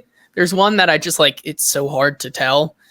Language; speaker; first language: English; native; English